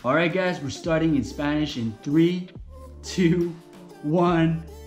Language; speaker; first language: English; early bilingual, other home language; Spanish